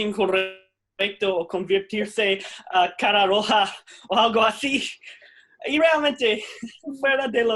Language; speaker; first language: Spanish; non-native, fluent; English